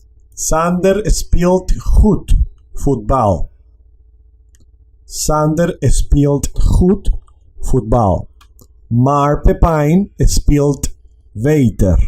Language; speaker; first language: Dutch; non-native, learner; Spanish